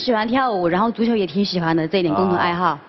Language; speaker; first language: Chinese; native; Chinese